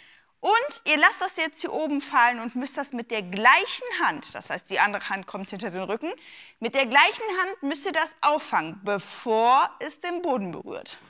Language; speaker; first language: German; native; German